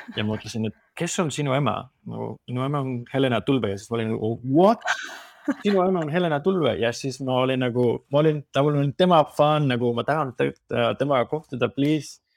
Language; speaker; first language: Estonian; non-native, fluent; Spanish